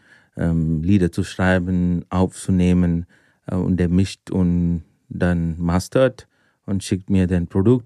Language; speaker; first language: German; non-native, fluent; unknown